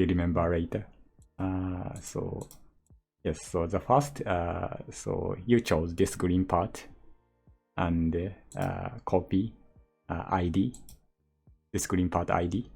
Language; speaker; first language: English; non-native, learner; Japanese